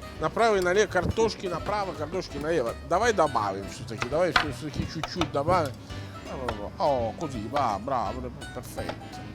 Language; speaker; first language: Russian; non-native, fluent; Italian